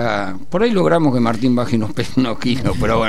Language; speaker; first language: Spanish; native; Spanish